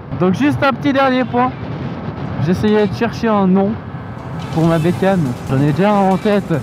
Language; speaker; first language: French; native; French